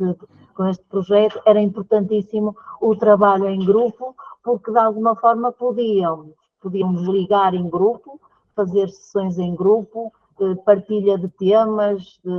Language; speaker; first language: Portuguese; native; Portuguese